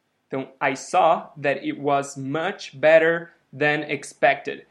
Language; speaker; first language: English; non-native, fluent; Portuguese